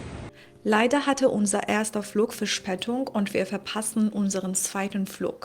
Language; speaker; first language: German; non-native, fluent; Persian